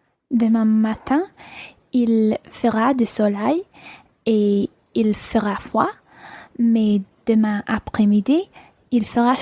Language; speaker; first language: French; non-native, learner; English